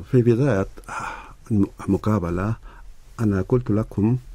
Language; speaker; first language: Arabic; non-native, learner; Korean